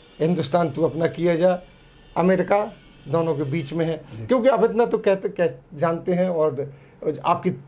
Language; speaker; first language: Urdu; native; Urdu